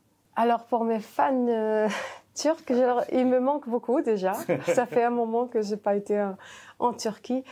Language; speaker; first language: French; non-native, local second language; Arabic